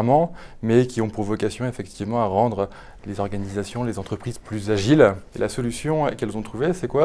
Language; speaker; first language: French; native; French